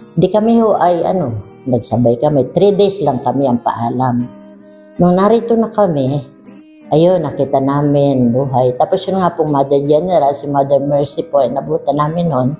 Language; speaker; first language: Filipino; non-native, local second language; Bikol